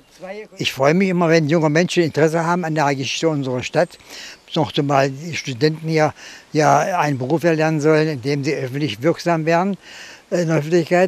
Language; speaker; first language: German; native; German